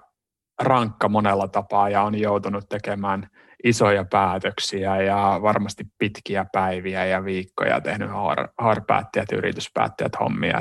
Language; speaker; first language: Finnish; native; Finnish